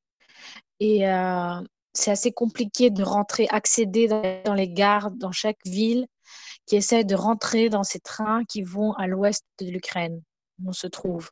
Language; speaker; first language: French; non-native, fluent; Ukrainian